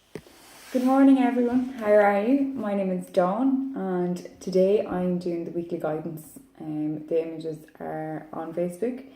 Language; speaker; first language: English; native; English